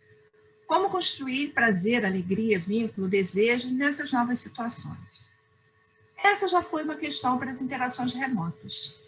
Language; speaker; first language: Portuguese; native; Portuguese